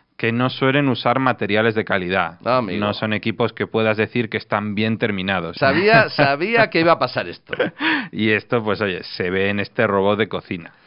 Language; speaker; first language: Spanish; non-native, fluent; Russian